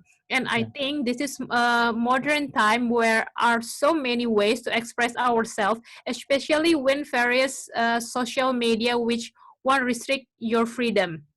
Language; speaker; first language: English; non-native, local second language; Indonesian